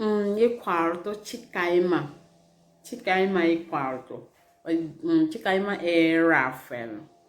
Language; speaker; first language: Italian; non-native, learner; Igbo